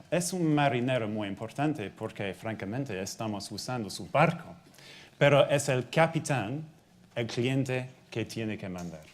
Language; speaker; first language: Spanish; non-native, fluent; English